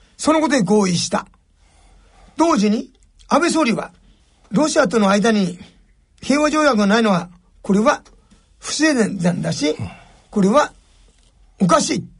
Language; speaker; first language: Japanese; native; Japanese